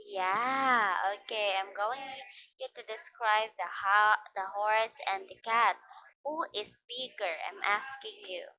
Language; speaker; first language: English; non-native, fluent; Filipino